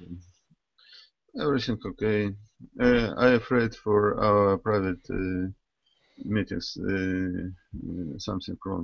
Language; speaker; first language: English; non-native, learner; Russian